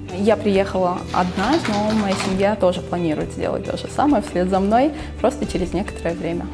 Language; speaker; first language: Russian; early bilingual, other home language; Armenian